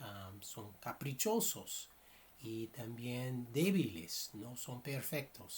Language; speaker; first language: Spanish; non-native, fluent; English